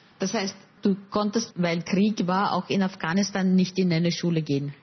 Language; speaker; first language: German; native; German